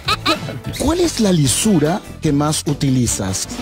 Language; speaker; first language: Spanish; native; Spanish